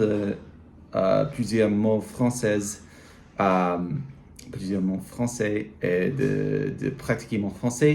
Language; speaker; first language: French; non-native, learner; English